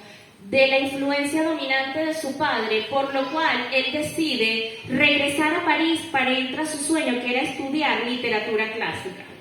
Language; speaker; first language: Spanish; native; Spanish